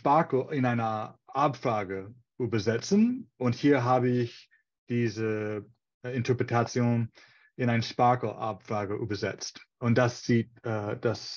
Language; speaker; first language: German; non-native, fluent; English